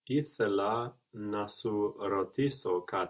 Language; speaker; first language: Greek; non-native, learner; English